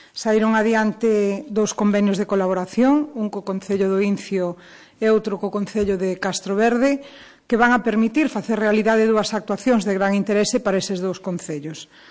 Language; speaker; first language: Galician; native; Galician